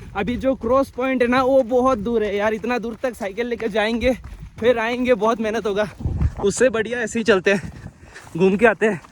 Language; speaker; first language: Hindi; non-native, local second language; Bangla